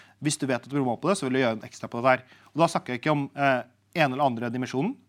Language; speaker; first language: Norwegian; early bilingual, other home language; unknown